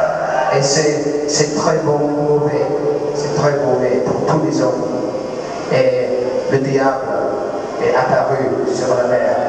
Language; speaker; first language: French; non-native, learner; English